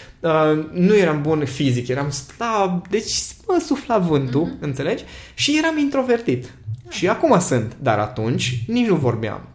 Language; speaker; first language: Romanian; non-native, local second language; Hungarian